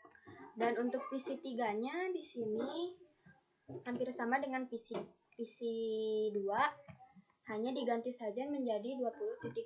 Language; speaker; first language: Indonesian; native; Indonesian